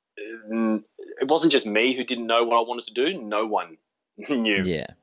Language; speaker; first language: English; native; English